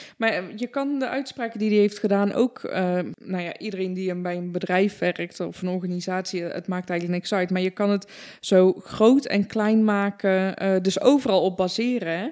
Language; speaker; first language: Dutch; early bilingual, other home language; Persian